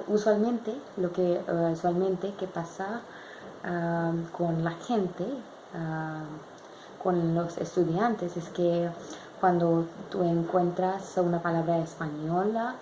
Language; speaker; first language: Spanish; non-native, learner; English